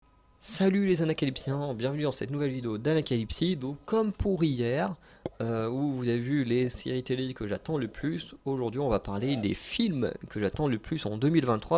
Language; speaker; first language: French; native; French